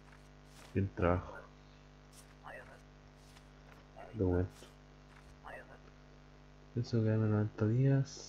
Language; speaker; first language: Spanish; native; Spanish